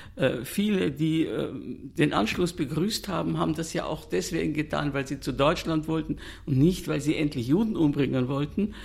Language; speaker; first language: German; native; German